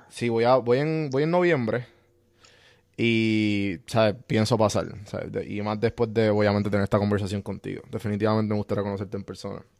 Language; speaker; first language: Spanish; native; Spanish